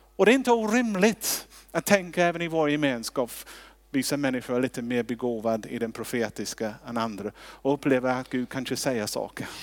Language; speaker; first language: Swedish; non-native, fluent; English